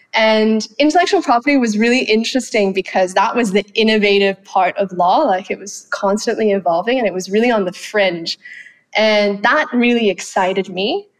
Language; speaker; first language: English; non-native, fluent; Thai